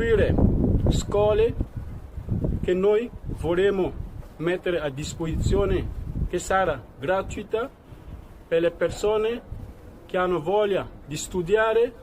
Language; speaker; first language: Italian; non-native, fluent; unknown